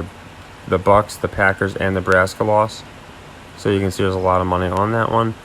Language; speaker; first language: English; native; English